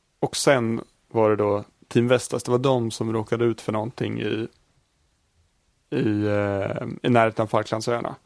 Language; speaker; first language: Swedish; native; Swedish